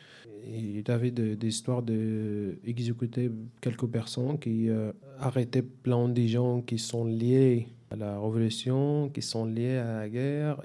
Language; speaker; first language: French; non-native, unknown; Arabic